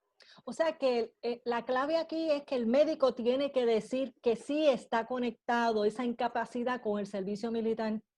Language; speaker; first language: Spanish; native; Spanish